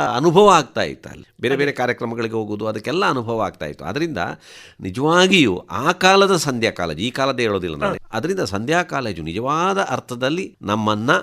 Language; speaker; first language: Kannada; non-native, local second language; Tulu